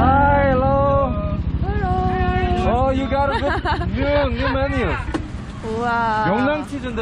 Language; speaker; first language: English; non-native, learner; Korean